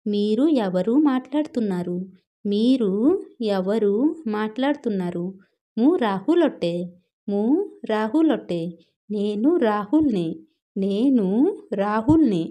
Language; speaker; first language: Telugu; non-native, local second language; Odia